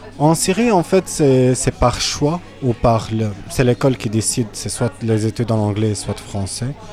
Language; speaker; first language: French; non-native, fluent; Arabic